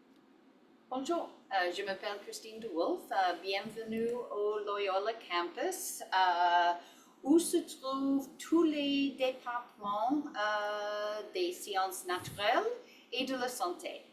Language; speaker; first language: French; non-native, learner; English